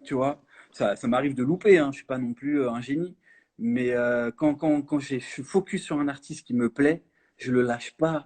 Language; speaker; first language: French; native; French